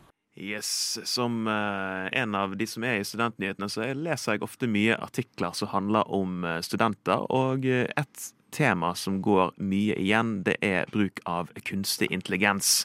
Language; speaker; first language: Norwegian; native; Norwegian